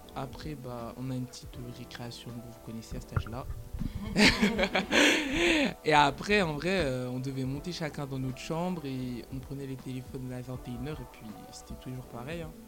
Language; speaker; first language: French; native; French